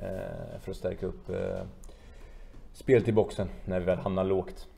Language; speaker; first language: Swedish; native; Swedish